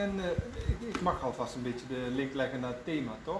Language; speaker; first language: Dutch; native; Dutch